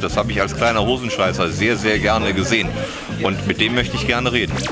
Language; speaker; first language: German; native; German